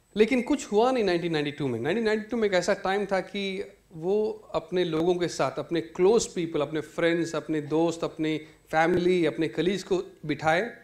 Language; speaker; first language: Hindi; non-native, local second language; Malayalam